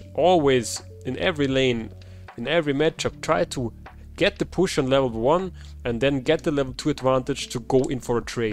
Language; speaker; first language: English; non-native, fluent; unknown